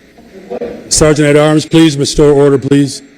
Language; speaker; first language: English; native; English